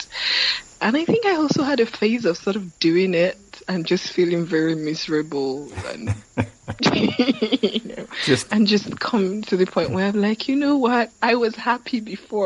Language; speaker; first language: English; non-native, local second language; Yoruba